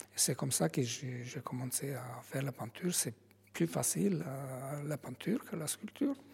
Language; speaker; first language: French; non-native, learner; Albanian